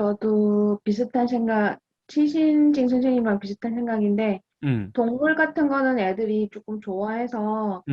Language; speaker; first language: Korean; non-native, fluent; Chinese